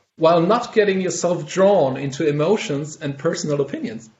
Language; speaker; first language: English; non-native, fluent; German